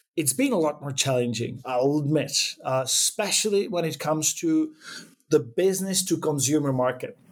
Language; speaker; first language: English; non-native, fluent; Czech